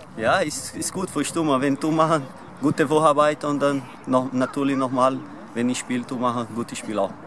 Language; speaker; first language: German; non-native, learner; Portuguese